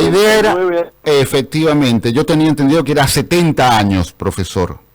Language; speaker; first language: Spanish; native; Spanish